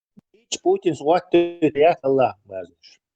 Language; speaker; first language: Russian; non-native, local second language; Chechen